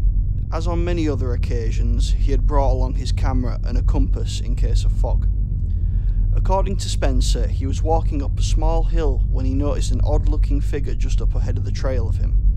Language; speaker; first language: English; native; English